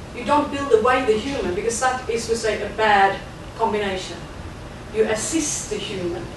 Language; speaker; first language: English; non-native, fluent; Swedish